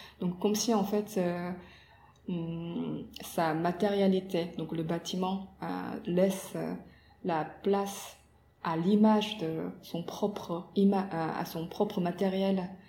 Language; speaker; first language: French; non-native, fluent; Korean